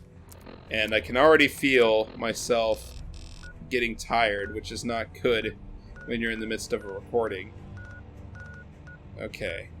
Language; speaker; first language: English; native; English